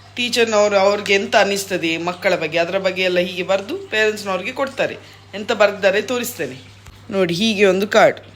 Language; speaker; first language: Kannada; non-native, local second language; Tulu